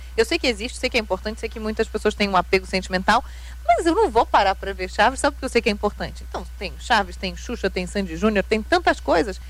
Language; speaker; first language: Portuguese; early bilingual, heritage; Portuguese